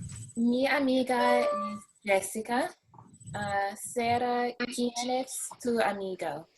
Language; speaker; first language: Spanish; non-native, learner; English